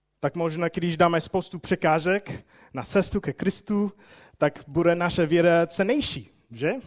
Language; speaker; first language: Czech; non-native, fluent; English